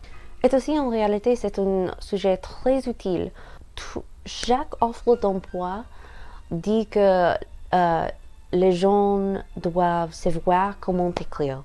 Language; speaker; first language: French; non-native, learner; English